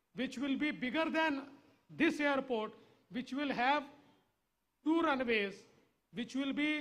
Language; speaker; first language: English; non-native, local second language; Marathi